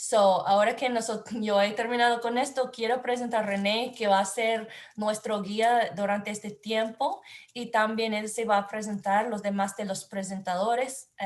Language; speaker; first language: Spanish; non-native, learner; English